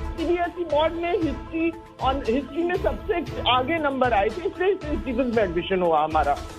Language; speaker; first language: Hindi; non-native, local second language; English